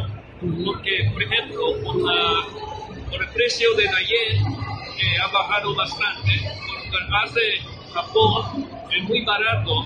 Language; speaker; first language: Spanish; non-native, fluent; Japanese